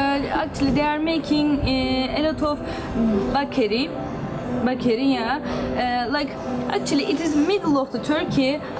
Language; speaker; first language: English; non-native, learner; Turkish